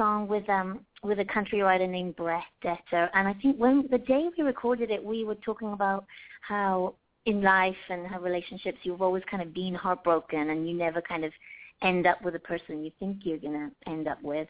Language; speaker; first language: English; native; English